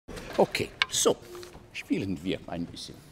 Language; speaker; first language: German; non-native, fluent; English